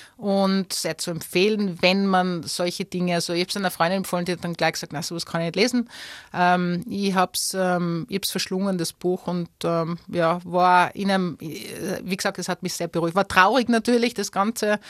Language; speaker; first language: German; native; German